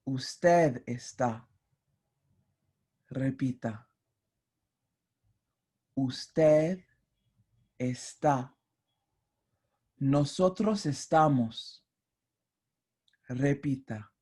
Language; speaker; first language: Spanish; non-native, fluent; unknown